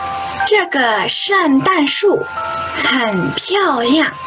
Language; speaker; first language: Chinese; non-native, fluent; Mongolian